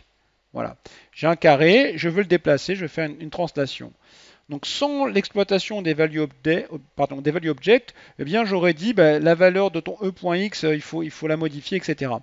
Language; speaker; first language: French; native; French